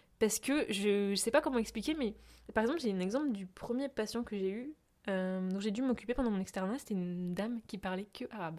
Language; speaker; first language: French; native; French